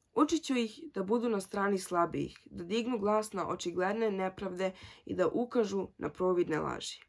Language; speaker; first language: Serbian; early bilingual, heritage; Serbian